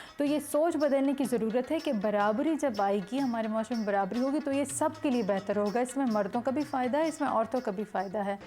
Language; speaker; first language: Urdu; non-native, local second language; Pashto